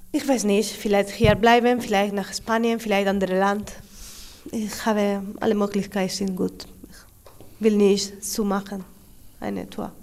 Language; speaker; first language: German; non-native, learner; Spanish